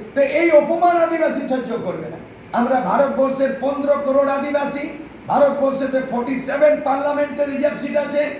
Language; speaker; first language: Bangla; non-native, local second language; Santali